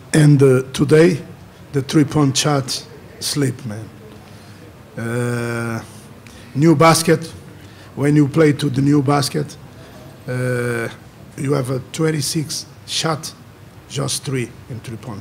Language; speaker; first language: English; non-native, learner; Kabuverdianu